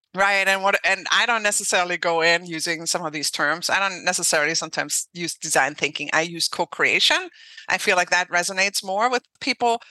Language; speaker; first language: English; non-native, fluent; German